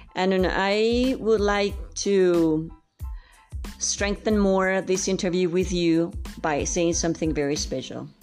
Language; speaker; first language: English; non-native, fluent; Spanish